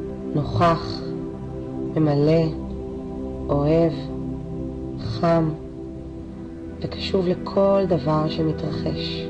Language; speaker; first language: Hebrew; native; Hebrew